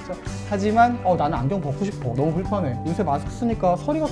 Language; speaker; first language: Korean; native; Korean